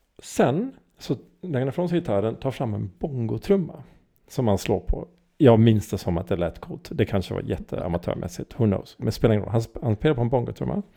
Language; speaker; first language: Swedish; early bilingual, heritage; Swedish